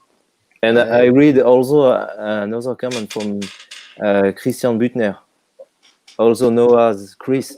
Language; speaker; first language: English; non-native, fluent; French